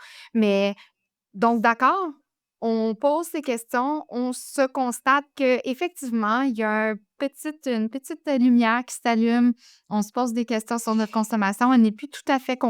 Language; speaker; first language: French; native; French